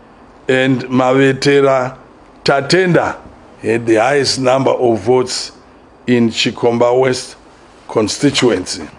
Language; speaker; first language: English; non-native, local second language; Shona